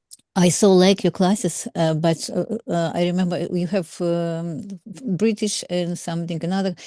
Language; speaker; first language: English; non-native, learner; Russian